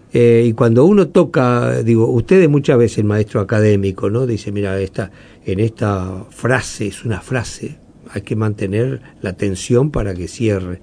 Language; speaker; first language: Spanish; native; Spanish